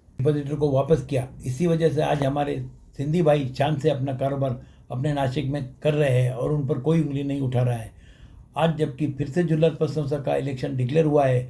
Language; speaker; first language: Hindi; non-native, local second language; Sindhi